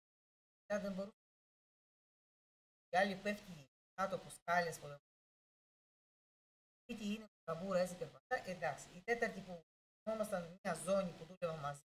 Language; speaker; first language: Greek; non-native, learner; Russian